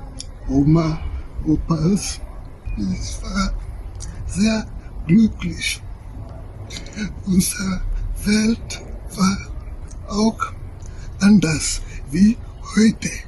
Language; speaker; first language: German; non-native, learner; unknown